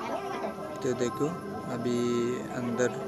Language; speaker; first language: Hindi; non-native, fluent; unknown